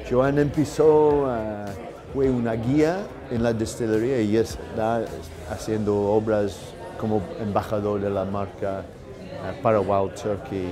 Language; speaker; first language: Spanish; non-native, learner; English